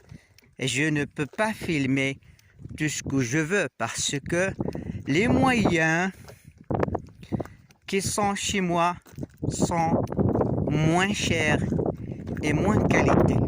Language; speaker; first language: French; non-native, learner; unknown